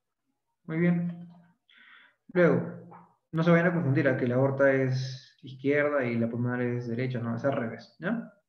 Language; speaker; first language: Spanish; native; Spanish